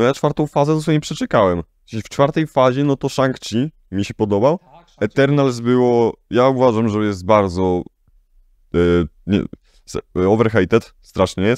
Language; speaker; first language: Polish; native; Polish